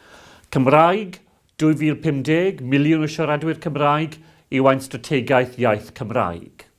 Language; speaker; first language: Welsh; non-native, local second language; English